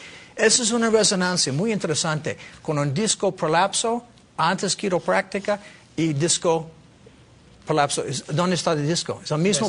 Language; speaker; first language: Spanish; non-native, learner; English